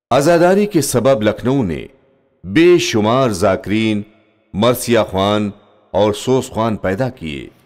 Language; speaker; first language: Urdu; native; Urdu